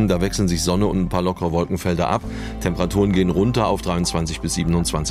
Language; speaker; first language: German; native; German